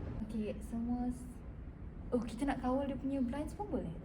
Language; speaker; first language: Malay; native; Malay